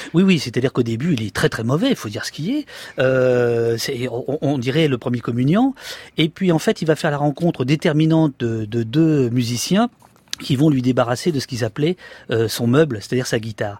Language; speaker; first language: French; native; French